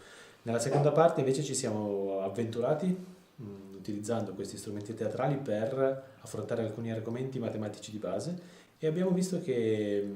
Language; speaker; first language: Italian; native; Italian